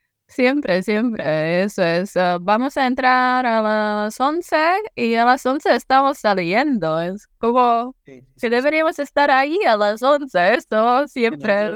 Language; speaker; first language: Spanish; non-native, fluent; Czech